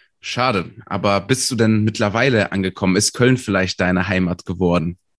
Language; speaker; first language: German; native; German